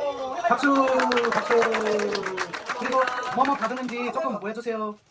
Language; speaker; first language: Korean; non-native, fluent; Nepali